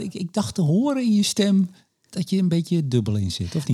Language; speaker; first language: Dutch; native; Dutch